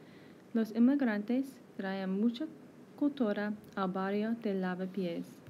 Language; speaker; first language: Spanish; non-native, learner; English